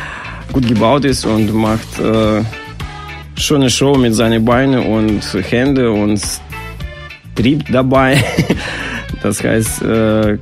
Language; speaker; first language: German; non-native, fluent; Russian